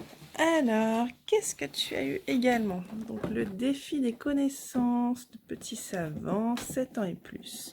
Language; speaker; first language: French; native; French